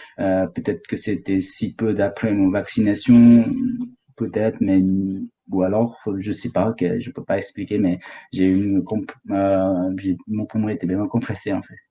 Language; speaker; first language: French; non-native, fluent; Sherpa